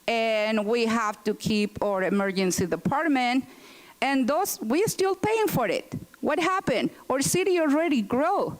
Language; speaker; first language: English; non-native, fluent; Spanish